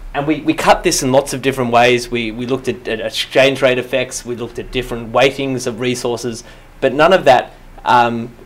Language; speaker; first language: English; native; English